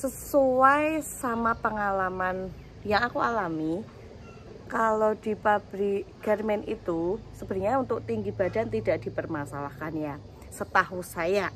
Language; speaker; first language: Indonesian; native; Indonesian